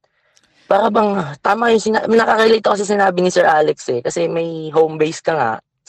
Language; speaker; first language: English; non-native, local second language; Filipino